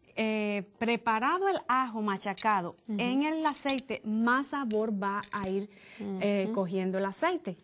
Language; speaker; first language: Spanish; native; Spanish